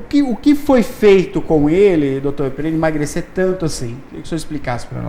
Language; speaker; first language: Portuguese; native; Portuguese